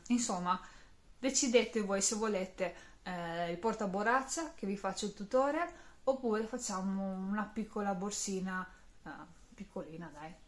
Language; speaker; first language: Italian; non-native, fluent; Romanian